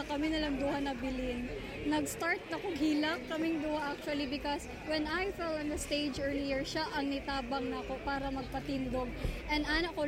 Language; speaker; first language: English; non-native, local second language; Cebuano